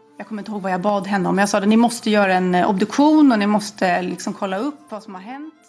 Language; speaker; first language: Swedish; native; Swedish